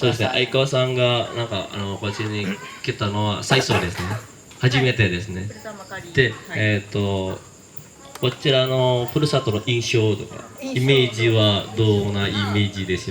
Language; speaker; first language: Japanese; non-native, learner; Indonesian